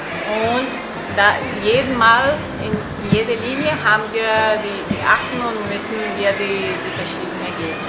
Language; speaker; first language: German; non-native, learner; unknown